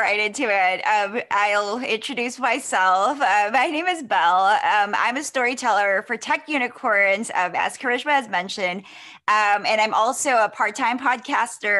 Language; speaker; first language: English; non-native, local second language; Filipino